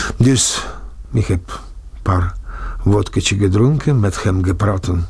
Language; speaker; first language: Dutch; non-native, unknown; Russian